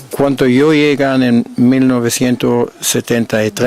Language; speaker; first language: Spanish; non-native, learner; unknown